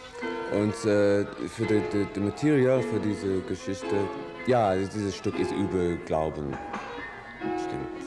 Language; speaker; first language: German; non-native, learner; English